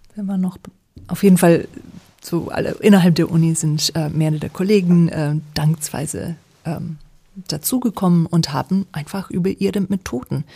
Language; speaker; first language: German; non-native, fluent; English